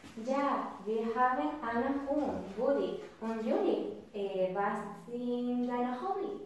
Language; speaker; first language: German; non-native, learner; Spanish